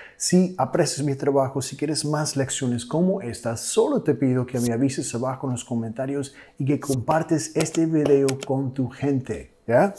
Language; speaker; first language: Spanish; non-native, fluent; English